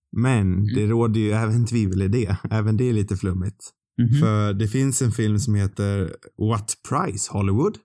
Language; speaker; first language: Swedish; native; Swedish